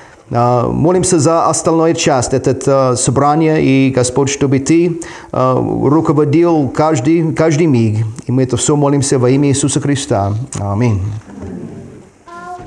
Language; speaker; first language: Russian; non-native, fluent; English